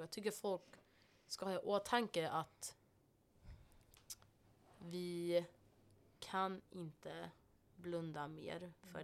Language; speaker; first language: Swedish; non-native, local second language; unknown